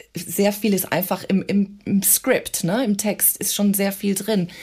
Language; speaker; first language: German; early bilingual, other home language; English